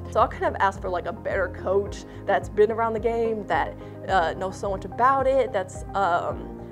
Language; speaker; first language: English; native; English